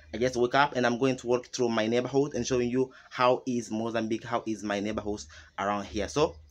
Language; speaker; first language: English; non-native, learner; Makhuwa